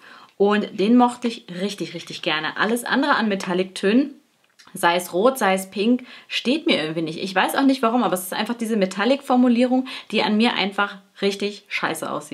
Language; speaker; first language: German; native; German